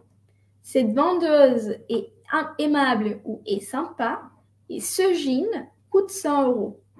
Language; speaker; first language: French; non-native, fluent; Spanish